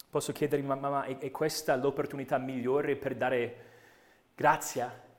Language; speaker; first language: Italian; non-native, fluent; English